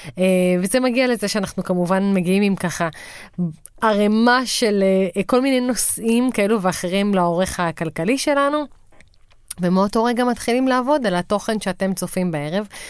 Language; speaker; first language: Hebrew; native; Hebrew